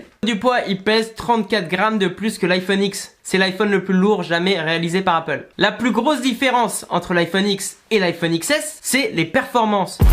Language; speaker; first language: French; native; French